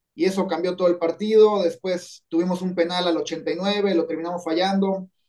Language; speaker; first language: Spanish; native; Spanish